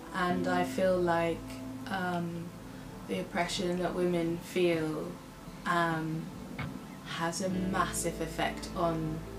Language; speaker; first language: English; native; English